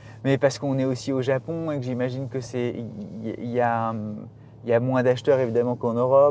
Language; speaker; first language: French; native; French